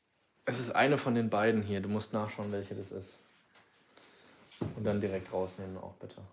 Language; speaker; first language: German; native; German